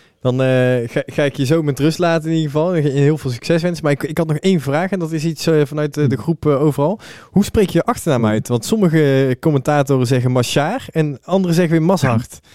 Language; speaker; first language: Dutch; native; Dutch